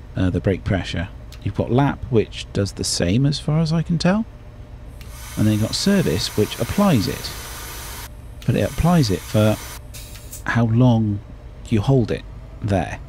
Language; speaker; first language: English; native; English